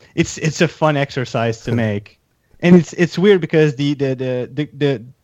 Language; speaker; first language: English; native; English